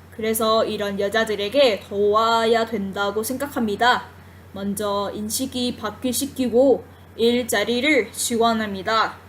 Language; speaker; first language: Korean; non-native, fluent; Vietnamese